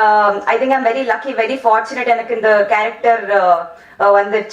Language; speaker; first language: Tamil; non-native, learner; Telugu